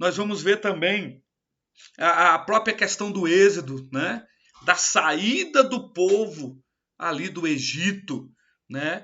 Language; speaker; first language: Portuguese; native; Portuguese